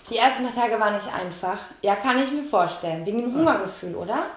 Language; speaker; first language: German; native; German